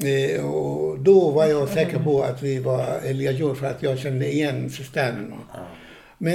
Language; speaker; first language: Swedish; non-native, fluent; Arabic